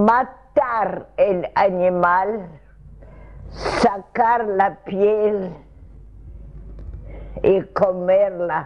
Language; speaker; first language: Spanish; non-native, fluent; Russian